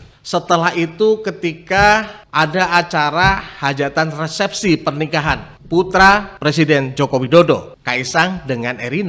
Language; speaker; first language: Indonesian; native; Indonesian